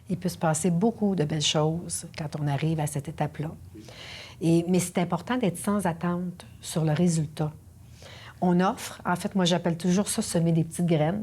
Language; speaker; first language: French; native; French